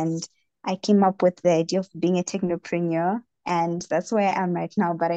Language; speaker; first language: English; non-native, local second language; Shona